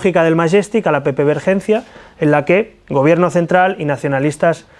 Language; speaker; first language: Spanish; native; Spanish